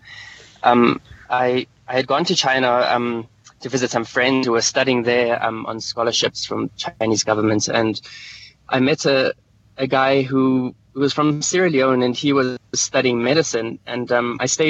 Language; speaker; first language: English; native; English